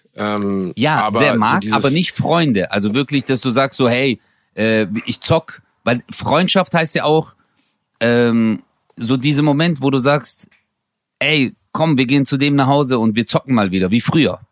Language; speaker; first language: German; native; German